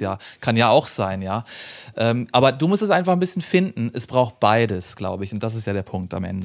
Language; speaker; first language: German; native; German